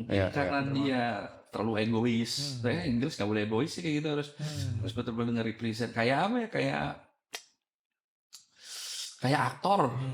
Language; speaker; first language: Indonesian; native; Indonesian